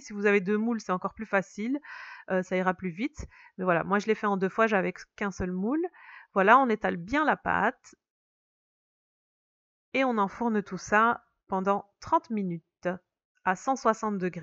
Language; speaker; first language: French; native; French